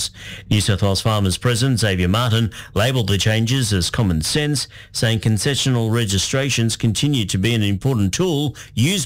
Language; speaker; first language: English; native; English